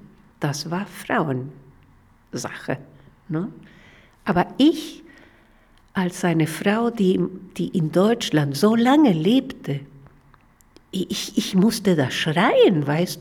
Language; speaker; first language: German; non-native, fluent; Spanish